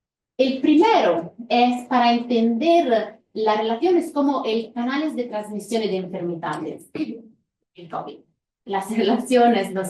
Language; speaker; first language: Spanish; non-native, fluent; Italian